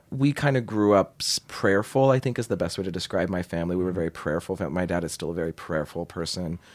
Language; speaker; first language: English; native; English